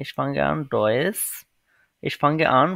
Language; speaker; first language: German; non-native, learner; Bangla